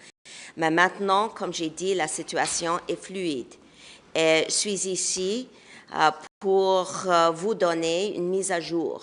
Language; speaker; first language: French; non-native, fluent; English